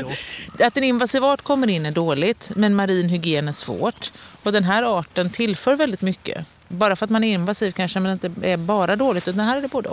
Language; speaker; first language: Swedish; native; Swedish